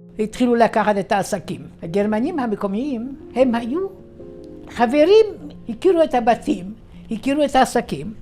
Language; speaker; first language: Hebrew; non-native, fluent; Yiddish